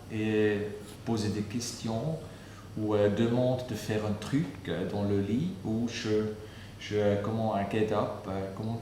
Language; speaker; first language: French; non-native, fluent; German